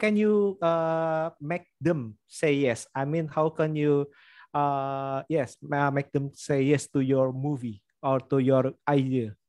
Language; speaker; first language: English; non-native, learner; Indonesian